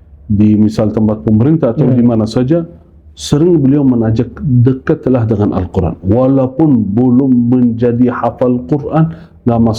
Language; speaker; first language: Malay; non-native, fluent; Arabic